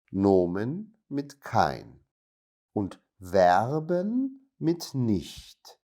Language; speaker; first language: German; non-native, fluent; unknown